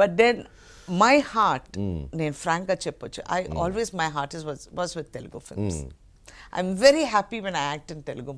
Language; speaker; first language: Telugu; non-native, local second language; Tamil